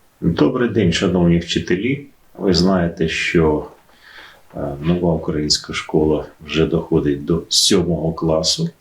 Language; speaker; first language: Ukrainian; native; Ukrainian